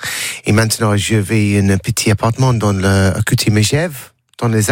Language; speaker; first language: French; non-native, learner; English